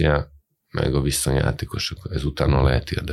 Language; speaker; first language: Hungarian; non-native, fluent; Serbian